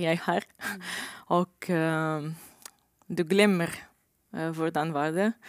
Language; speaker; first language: Norwegian; non-native, learner; Romanian